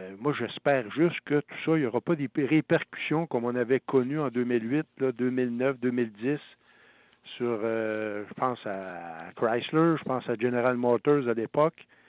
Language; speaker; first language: French; native; French